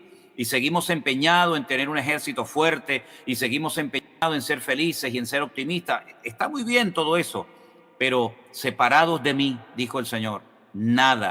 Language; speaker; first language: Spanish; native; Spanish